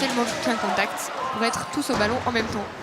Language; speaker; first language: French; native; French